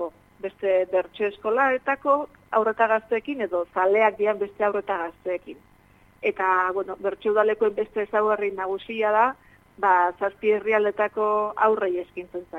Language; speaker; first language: Basque; native; Basque